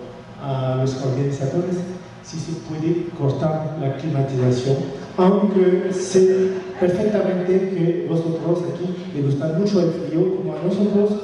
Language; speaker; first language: Spanish; non-native, fluent; French